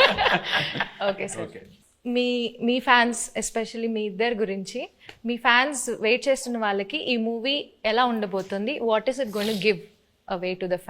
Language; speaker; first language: Telugu; native; Telugu